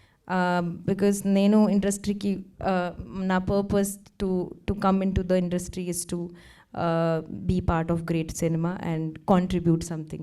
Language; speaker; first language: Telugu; non-native, fluent; Hindi